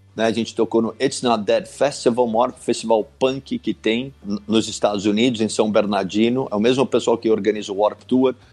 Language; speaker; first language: Portuguese; native; Portuguese